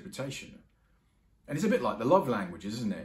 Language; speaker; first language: English; native; English